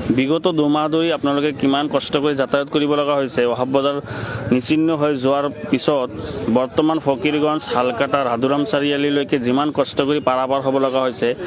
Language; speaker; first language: Assamese; non-native, local second language; Bangla